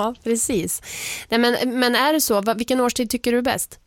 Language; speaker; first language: Swedish; native; Swedish